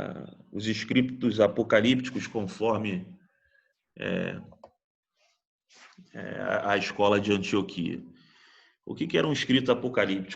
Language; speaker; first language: Portuguese; native; Portuguese